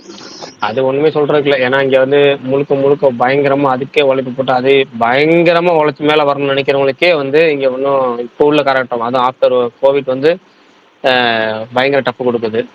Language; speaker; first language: Tamil; native; Tamil